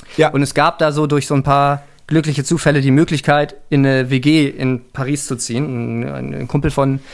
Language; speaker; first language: German; native; German